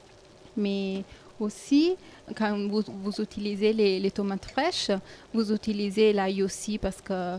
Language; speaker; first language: French; non-native, fluent; Italian